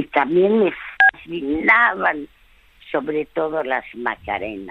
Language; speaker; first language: Spanish; early bilingual, other home language; French